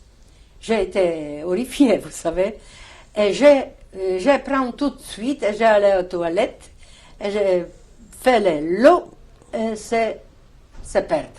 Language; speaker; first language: French; non-native, learner; Polish